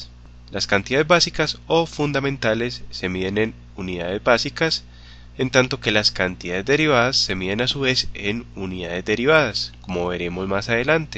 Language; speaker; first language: Spanish; native; Spanish